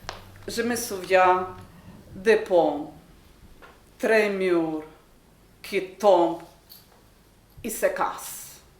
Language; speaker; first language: French; non-native, learner; Ukrainian